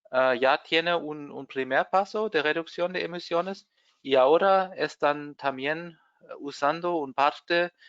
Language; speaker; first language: Spanish; non-native, fluent; German